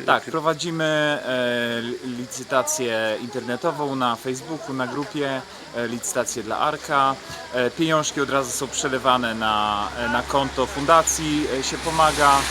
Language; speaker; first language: Polish; native; Polish